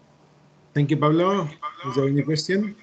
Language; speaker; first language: English; non-native, fluent; Spanish